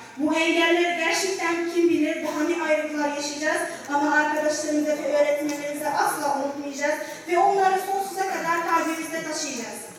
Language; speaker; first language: Turkish; non-native, learner; Arabic